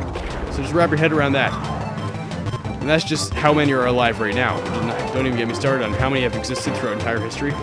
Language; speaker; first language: English; native; English